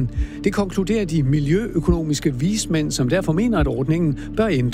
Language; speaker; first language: Danish; native; Danish